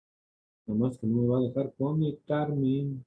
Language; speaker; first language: Spanish; native; Spanish